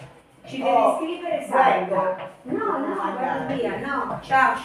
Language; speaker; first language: Italian; non-native, learner; Filipino